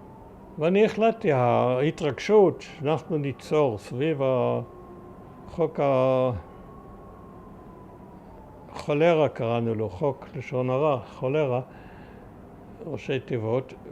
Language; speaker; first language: Hebrew; early bilingual, other home language; German